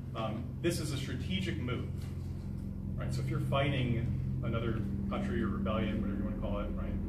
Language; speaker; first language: English; native; English